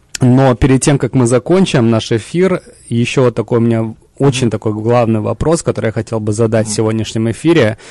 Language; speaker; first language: Russian; early bilingual, heritage; Russian